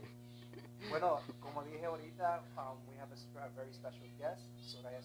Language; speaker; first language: Spanish; early bilingual, heritage; Spanish